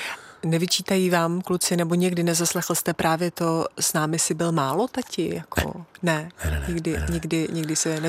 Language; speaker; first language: Czech; native; Czech